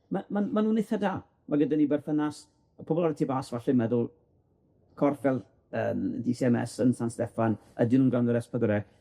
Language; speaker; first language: Welsh; native; Welsh